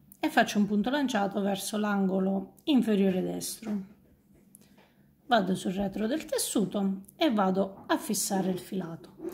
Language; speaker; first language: Italian; native; Italian